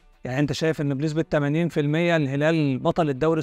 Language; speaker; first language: Arabic; native; Arabic